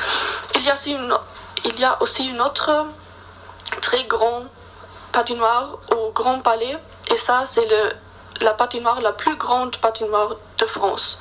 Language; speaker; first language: French; non-native, learner; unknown